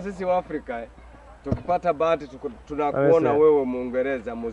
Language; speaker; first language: Swahili; non-native, local second language; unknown